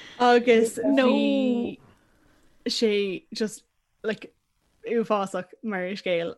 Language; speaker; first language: Irish; non-native, local second language; English